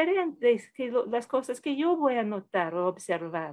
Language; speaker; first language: Spanish; non-native, fluent; English